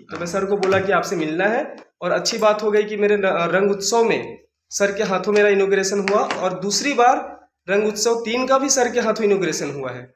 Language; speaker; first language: Hindi; native; Hindi